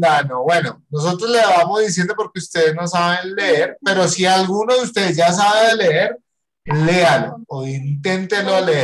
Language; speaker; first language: Spanish; native; Spanish